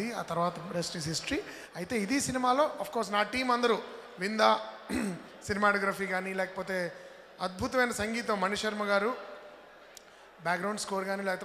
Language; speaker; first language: Telugu; native; Telugu